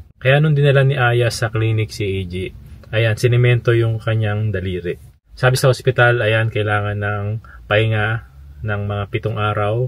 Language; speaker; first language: Filipino; native; Filipino